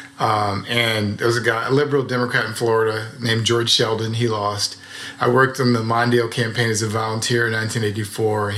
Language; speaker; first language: English; native; English